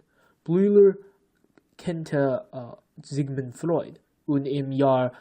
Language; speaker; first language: German; non-native, learner; English